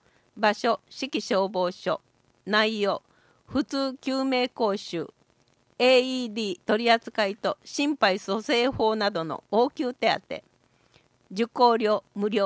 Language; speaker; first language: Japanese; native; Japanese